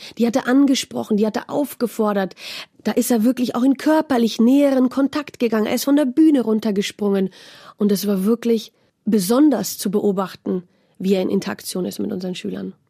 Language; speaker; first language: German; native; German